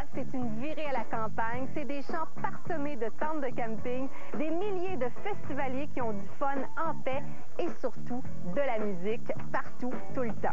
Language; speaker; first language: French; native; French